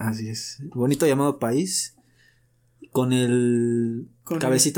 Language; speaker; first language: Spanish; native; Spanish